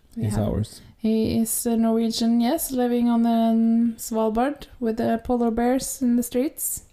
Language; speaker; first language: English; non-native, fluent; Norwegian